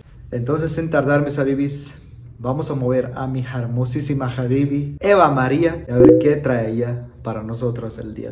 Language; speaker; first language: Spanish; non-native, fluent; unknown